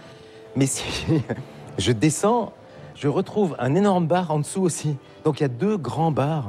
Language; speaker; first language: French; native; French